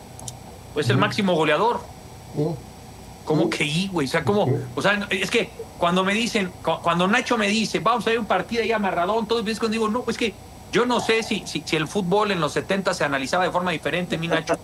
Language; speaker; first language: Spanish; native; Spanish